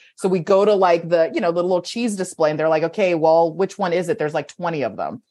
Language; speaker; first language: English; native; English